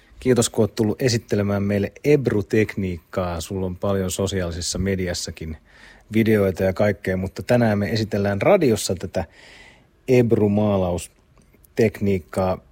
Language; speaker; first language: Finnish; native; Finnish